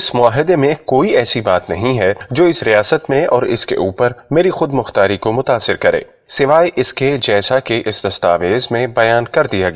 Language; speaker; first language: Urdu; native; Urdu